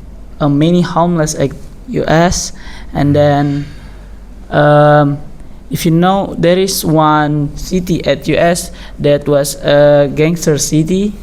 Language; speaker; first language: English; non-native, learner; Indonesian